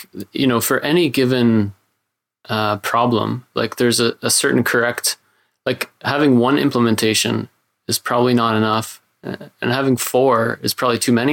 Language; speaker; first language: English; native; English